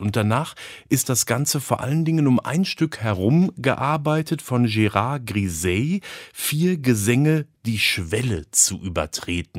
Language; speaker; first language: German; native; German